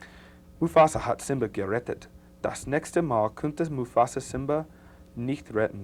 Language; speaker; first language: German; non-native, learner; English